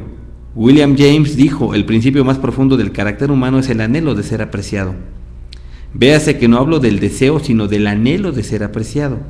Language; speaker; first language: Spanish; native; Spanish